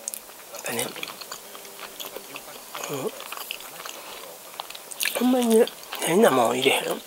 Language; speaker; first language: Japanese; native; Japanese